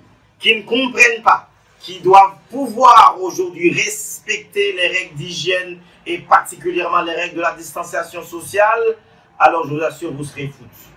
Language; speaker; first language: French; non-native, local second language; Haitian Creole